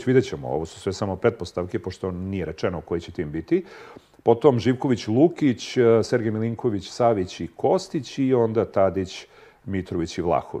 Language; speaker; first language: Serbian; native; Serbian